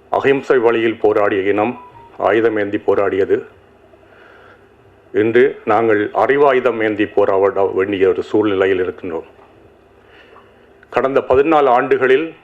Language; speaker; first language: Tamil; native; Tamil